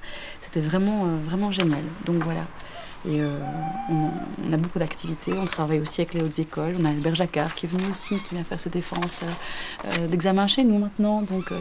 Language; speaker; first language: French; native; French